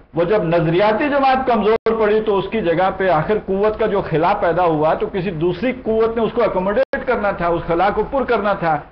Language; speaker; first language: Urdu; native; Urdu